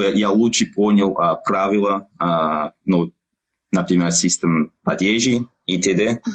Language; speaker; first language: Russian; non-native, learner; English